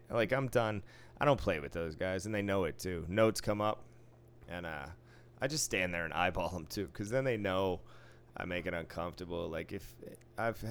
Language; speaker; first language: English; native; English